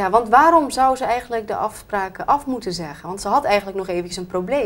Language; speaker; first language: Dutch; native; Dutch